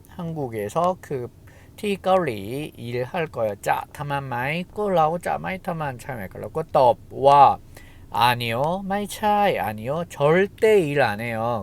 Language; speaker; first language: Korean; non-native, fluent; Thai